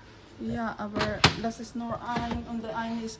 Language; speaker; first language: German; non-native, learner; Filipino